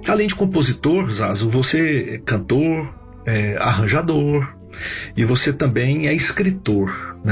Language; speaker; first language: Portuguese; native; Portuguese